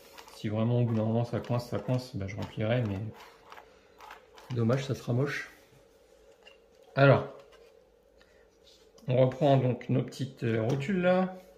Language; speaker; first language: French; native; French